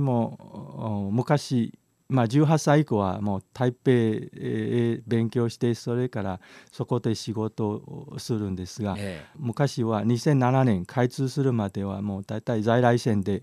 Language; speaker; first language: Japanese; non-native, fluent; Chinese